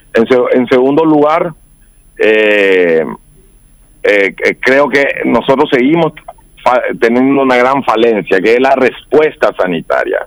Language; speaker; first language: Spanish; native; Spanish